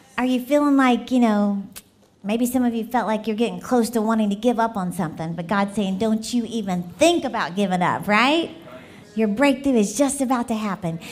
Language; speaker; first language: English; native; English